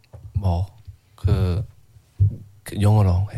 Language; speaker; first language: Korean; non-native, learner; English